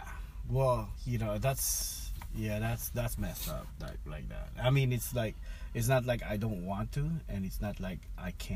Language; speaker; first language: English; non-native, local second language; Filipino